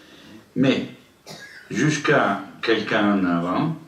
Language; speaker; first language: French; non-native, learner; Italian